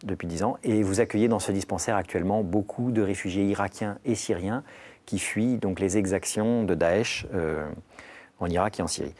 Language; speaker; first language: French; native; French